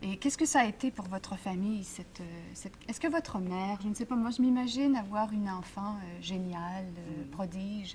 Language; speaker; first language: French; native; French